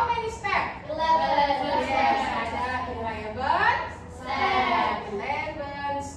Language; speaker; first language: English; non-native, learner; Indonesian